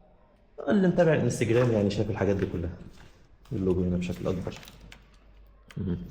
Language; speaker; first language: Arabic; native; Arabic